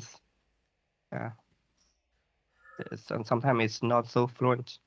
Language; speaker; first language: English; non-native, fluent; Chinese